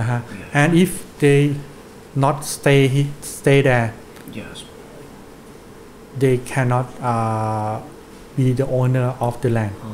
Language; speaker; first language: English; non-native, learner; Thai